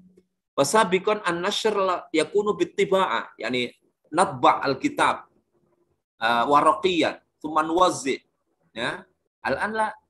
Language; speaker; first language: Arabic; non-native, fluent; Indonesian